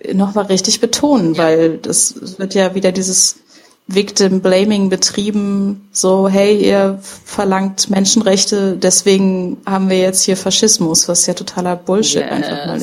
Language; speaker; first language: German; native; German